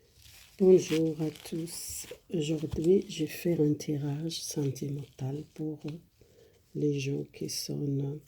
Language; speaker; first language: French; non-native, learner; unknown